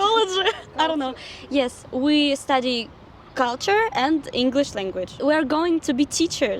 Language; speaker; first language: English; non-native, fluent; Russian